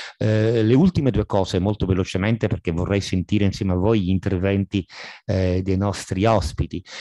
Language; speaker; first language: Italian; native; Italian